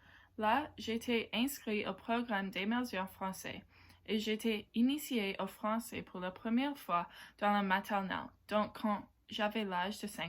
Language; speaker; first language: French; non-native, local second language; English